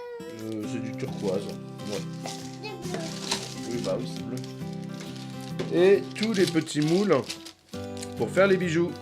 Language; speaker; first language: French; native; French